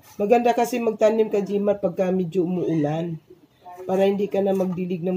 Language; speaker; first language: Filipino; non-native, local second language; Cebuano